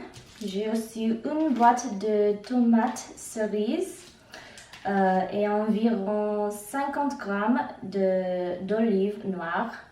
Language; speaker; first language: French; non-native, learner; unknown